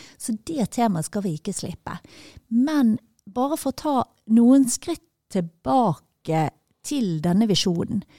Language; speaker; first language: Norwegian; native; Norwegian